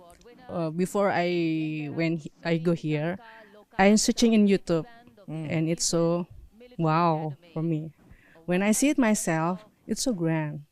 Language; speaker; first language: English; non-native, learner; Indonesian